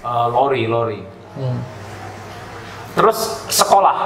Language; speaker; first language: Indonesian; native; Indonesian